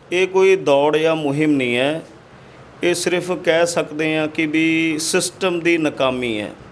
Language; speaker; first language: Punjabi; non-native, local second language; Hindi